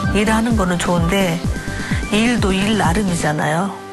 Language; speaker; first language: Korean; native; Korean